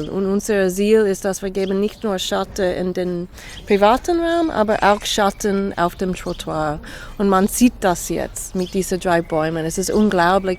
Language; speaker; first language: German; non-native, fluent; English